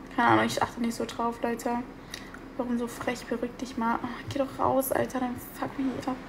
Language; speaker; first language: German; early bilingual, other home language; Italian